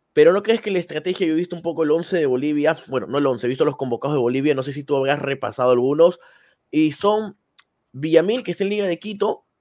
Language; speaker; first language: Spanish; native; Spanish